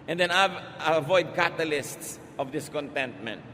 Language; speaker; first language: English; non-native, local second language; Filipino